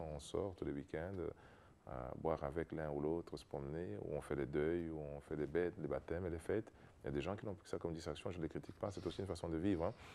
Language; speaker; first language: French; non-native, local second language; Lingala